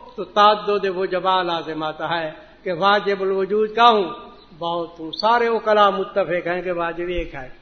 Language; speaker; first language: Urdu; non-native, local second language; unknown